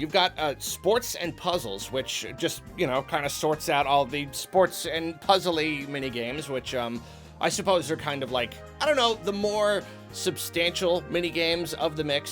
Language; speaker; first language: English; native; English